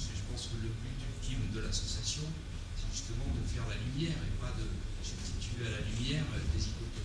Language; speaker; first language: French; native; French